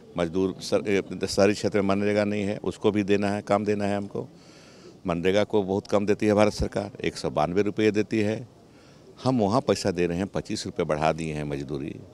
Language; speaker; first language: Hindi; native; Hindi